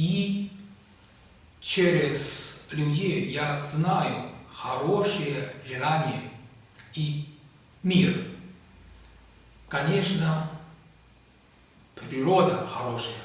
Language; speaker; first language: Russian; non-native, learner; Chinese